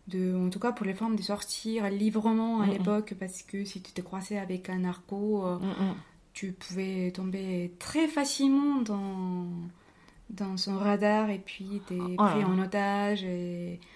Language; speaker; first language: French; non-native, fluent; Spanish